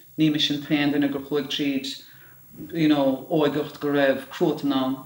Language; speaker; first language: Irish; native; Irish